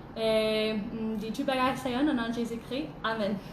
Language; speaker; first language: Haitian Creole; non-native, learner; English